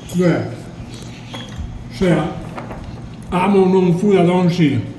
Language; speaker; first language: Chinese; non-native, fluent; Italian